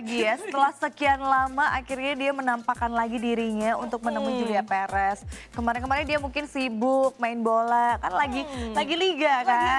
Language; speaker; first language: Indonesian; native; Indonesian